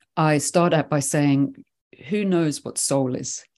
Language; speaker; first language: English; early bilingual, other home language; Swedish